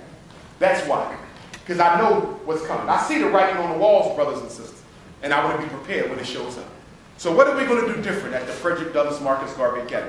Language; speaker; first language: English; native; English